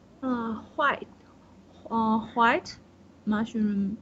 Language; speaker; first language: English; non-native, learner; Chinese